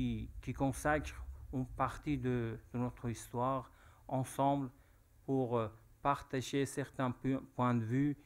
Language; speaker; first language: French; non-native, fluent; Persian